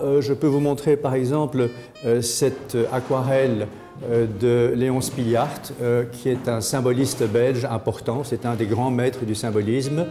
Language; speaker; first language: French; native; French